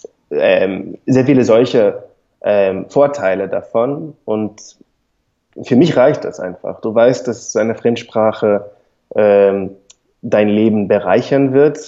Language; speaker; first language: German; non-native, fluent; English